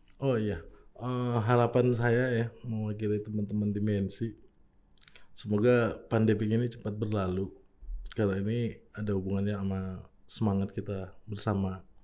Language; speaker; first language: Indonesian; native; Indonesian